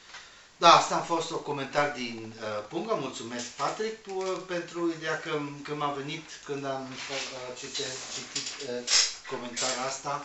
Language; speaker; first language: Romanian; non-native, learner; Spanish